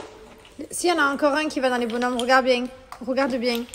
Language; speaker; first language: French; native; French